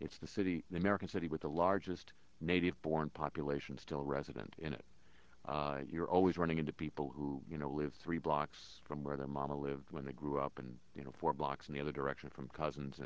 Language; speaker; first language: English; native; English